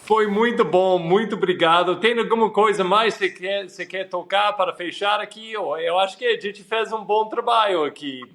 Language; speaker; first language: Portuguese; non-native, fluent; English